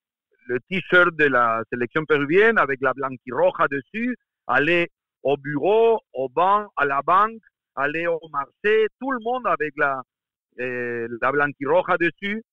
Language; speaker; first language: French; non-native, fluent; Spanish